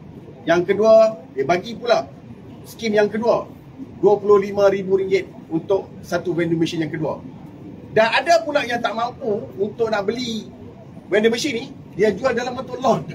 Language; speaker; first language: Malay; native; Malay